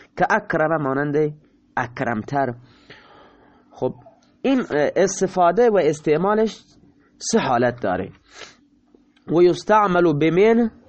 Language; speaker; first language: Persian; non-native, local second language; Baluchi